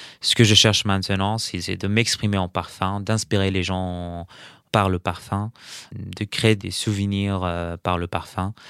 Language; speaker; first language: French; non-native, fluent; Arabic